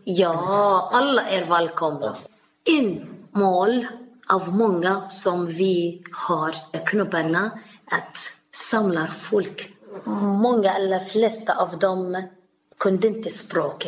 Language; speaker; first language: Swedish; non-native, learner; Arabic